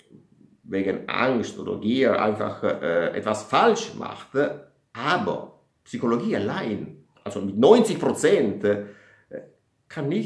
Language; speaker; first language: German; non-native, fluent; Italian